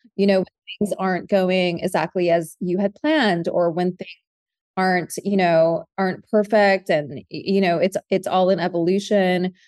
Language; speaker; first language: English; native; English